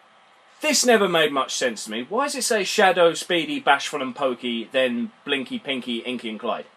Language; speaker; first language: English; native; English